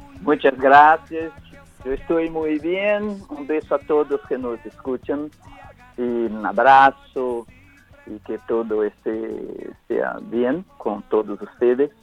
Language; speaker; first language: Spanish; non-native, learner; Portuguese